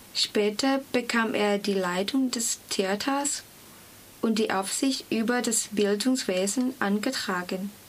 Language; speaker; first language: German; non-native, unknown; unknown